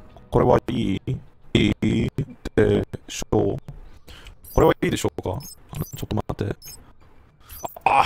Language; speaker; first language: Japanese; non-native, learner; English